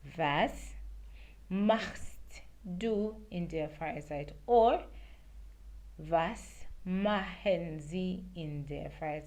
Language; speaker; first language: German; non-native, learner; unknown